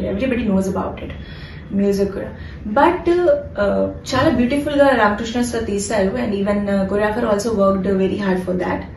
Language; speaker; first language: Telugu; non-native, fluent; Hindi